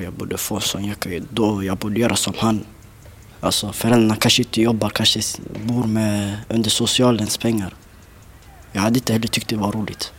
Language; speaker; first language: Swedish; early bilingual, other home language; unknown